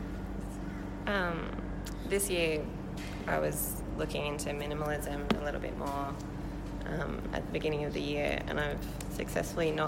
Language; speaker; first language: English; native; English